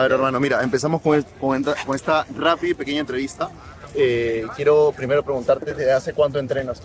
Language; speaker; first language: Spanish; native; Spanish